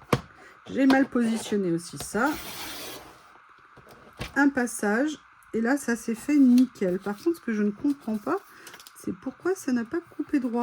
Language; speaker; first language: French; native; French